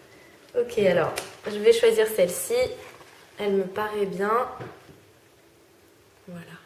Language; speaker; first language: French; native; French